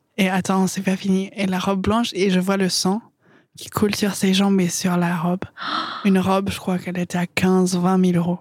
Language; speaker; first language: French; non-native, fluent; English